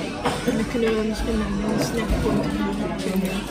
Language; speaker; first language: Dutch; early bilingual, other home language; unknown